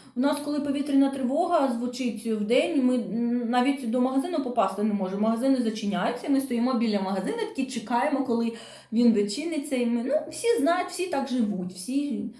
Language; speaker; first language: Ukrainian; non-native, local second language; Russian